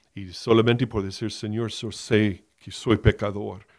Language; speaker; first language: Spanish; non-native, fluent; English